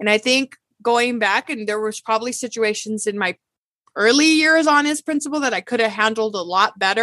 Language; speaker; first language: English; early bilingual, other home language; Spanish